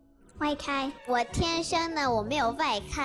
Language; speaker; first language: Chinese; early bilingual, heritage; Chinese